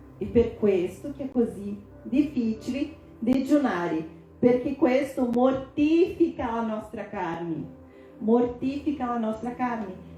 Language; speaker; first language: Italian; non-native, fluent; Portuguese